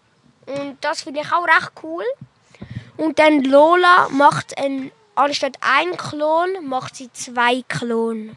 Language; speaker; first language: German; native; German